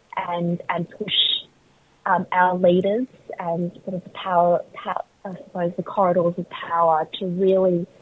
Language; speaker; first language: English; early bilingual, other home language; Vietnamese